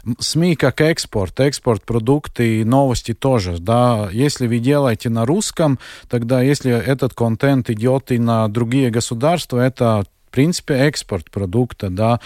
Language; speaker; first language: Russian; non-native, local second language; Latvian